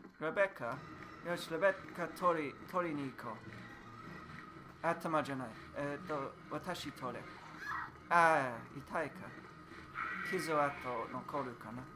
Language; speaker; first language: Japanese; non-native, learner; English